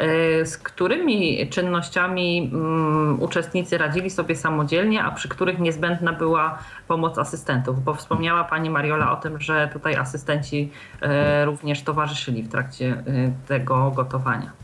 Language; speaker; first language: Polish; native; Polish